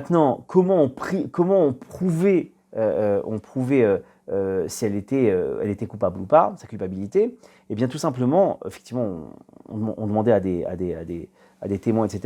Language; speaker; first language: French; native; French